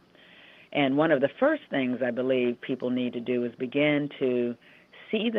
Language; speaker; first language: English; native; English